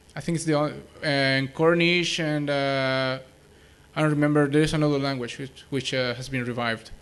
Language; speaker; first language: English; non-native, fluent; Spanish